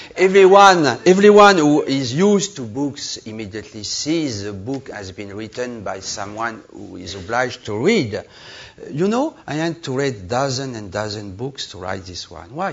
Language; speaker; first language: English; non-native, learner; French